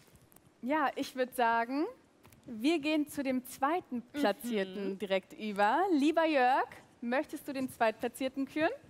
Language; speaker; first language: German; native; German